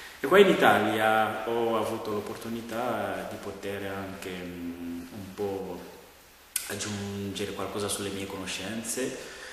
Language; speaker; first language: Italian; non-native, fluent; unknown